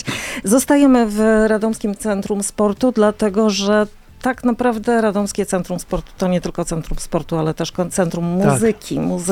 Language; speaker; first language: Polish; native; Polish